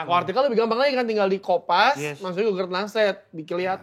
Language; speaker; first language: Indonesian; native; Indonesian